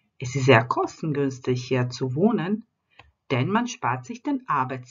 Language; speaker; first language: German; non-native, fluent; Croatian